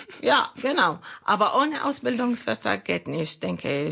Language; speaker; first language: German; non-native, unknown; Arabic